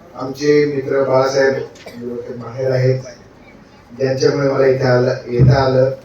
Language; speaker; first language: Marathi; native; Marathi